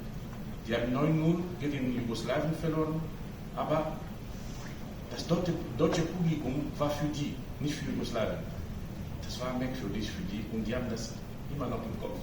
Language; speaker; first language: German; non-native, fluent; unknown